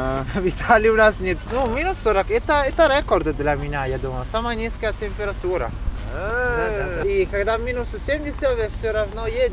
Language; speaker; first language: Russian; non-native, learner; Italian